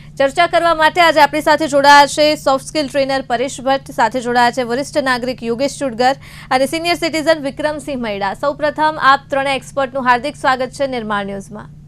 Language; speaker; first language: Gujarati; native; Gujarati